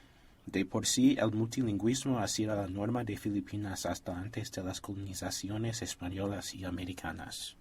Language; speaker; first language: Spanish; non-native, learner; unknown